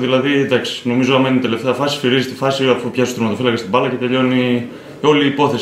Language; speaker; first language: Greek; native; Greek